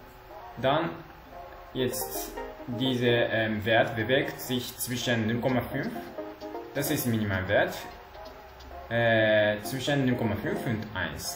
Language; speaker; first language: German; non-native, learner; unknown